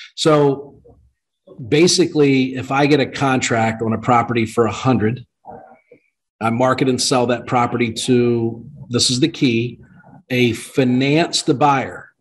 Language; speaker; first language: English; native; English